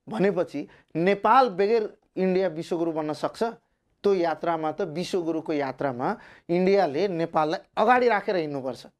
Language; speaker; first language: Nepali; non-native, local second language; Maithili